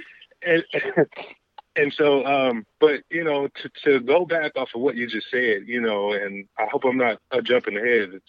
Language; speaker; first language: English; native; English